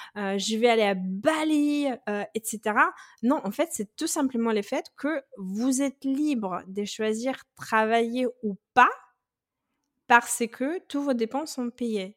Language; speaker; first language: French; non-native, fluent; Russian